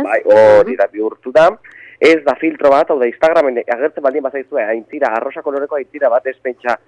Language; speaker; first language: Basque; native; Basque